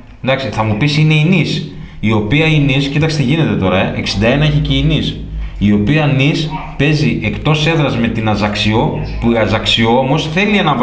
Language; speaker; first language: Greek; native; Greek